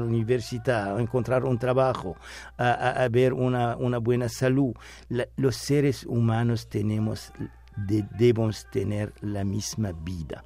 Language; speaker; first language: Spanish; non-native, fluent; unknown